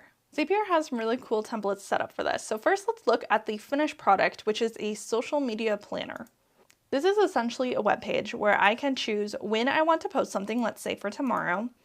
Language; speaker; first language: English; native; English